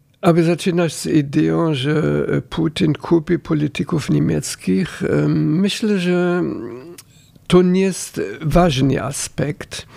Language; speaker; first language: Polish; non-native, fluent; German